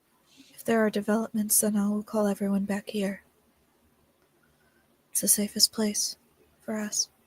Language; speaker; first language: English; native; English